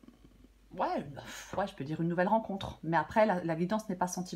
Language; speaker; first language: French; native; French